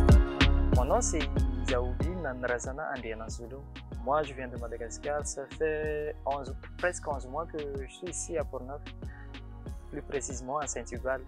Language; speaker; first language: French; non-native, local second language; Malagasy